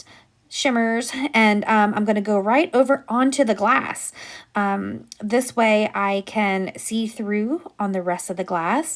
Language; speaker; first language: English; native; English